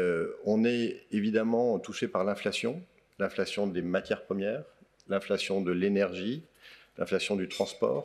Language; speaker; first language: French; native; French